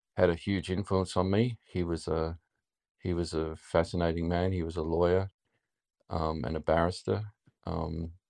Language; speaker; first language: English; native; English